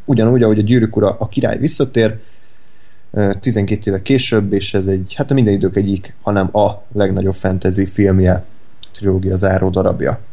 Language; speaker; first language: Hungarian; native; Hungarian